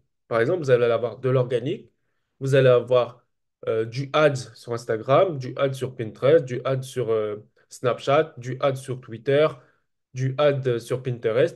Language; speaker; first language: French; native; French